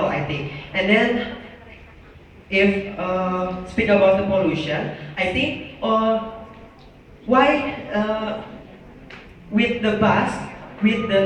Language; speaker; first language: English; non-native, learner; Indonesian